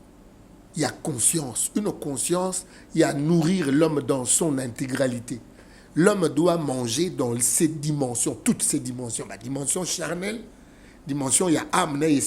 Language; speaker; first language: French; non-native, local second language; Lingala